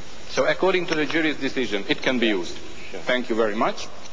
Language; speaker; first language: English; non-native, fluent; Hungarian